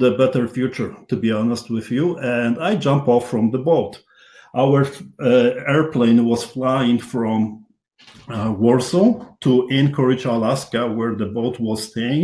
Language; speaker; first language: English; non-native, fluent; Polish